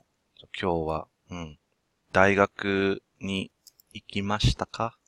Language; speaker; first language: Japanese; non-native, learner; English